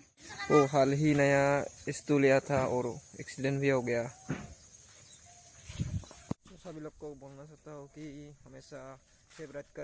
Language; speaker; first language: Hindi; non-native, local second language; Gujarati